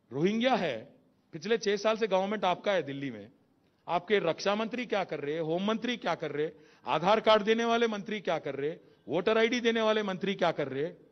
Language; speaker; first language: Hindi; non-native, local second language; Telugu